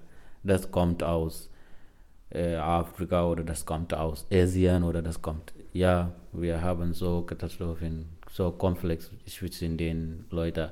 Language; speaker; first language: German; non-native, learner; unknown